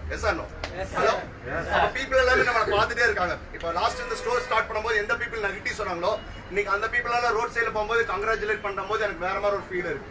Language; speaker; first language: Tamil; native; Tamil